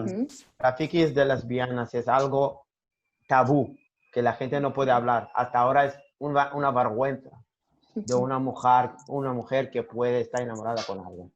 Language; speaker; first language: Spanish; non-native, learner; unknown